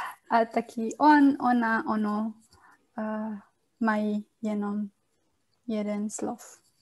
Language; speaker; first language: Czech; non-native, learner; Indonesian